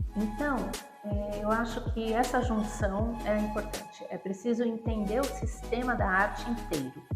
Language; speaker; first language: Portuguese; native; Portuguese